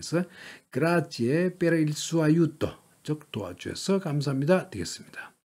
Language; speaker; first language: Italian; non-native, learner; Korean